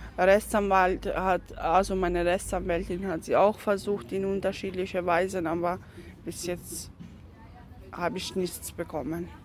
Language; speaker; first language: German; non-native, fluent; Romany